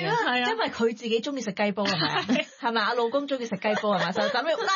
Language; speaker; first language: Cantonese; native; Cantonese